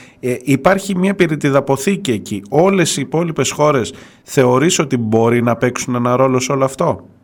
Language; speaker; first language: Greek; native; Greek